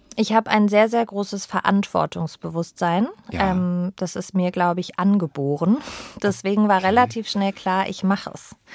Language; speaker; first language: German; native; German